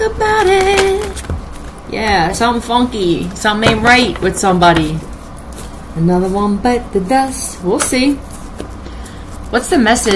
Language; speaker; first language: English; native; English